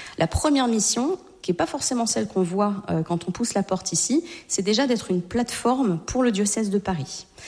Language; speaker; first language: French; native; French